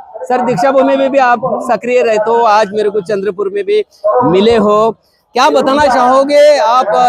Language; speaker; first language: Hindi; non-native, local second language; Marathi